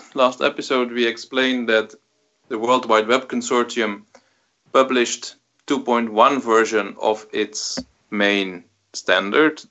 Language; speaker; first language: English; non-native, fluent; Dutch